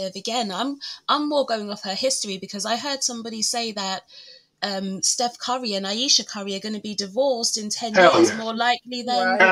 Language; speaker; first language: English; early bilingual, other home language; Yoruba